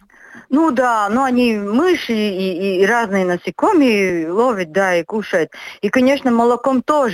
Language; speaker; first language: Russian; non-native, local second language; Latvian